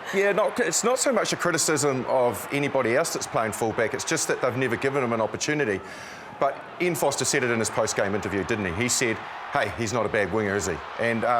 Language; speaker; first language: English; native; English